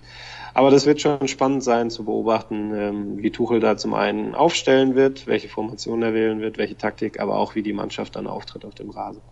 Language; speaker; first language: German; native; German